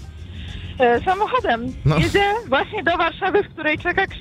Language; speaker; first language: Polish; native; Polish